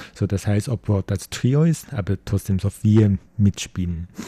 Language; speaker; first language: German; non-native, learner; Chinese